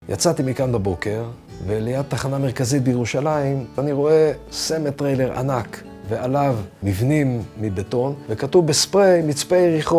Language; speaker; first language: Hebrew; native; Hebrew